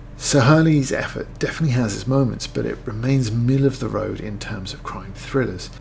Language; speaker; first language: English; native; English